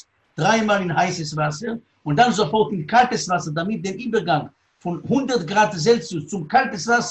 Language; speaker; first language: German; non-native, learner; Hebrew